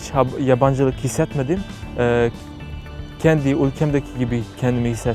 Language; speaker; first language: Turkish; non-native, fluent; Serbian